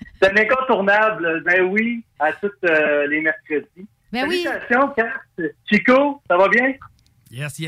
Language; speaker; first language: French; native; French